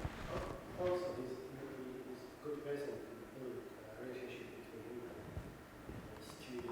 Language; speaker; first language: English; non-native, learner; Arabic